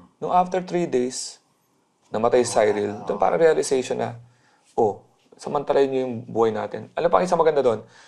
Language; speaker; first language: Filipino; native; Filipino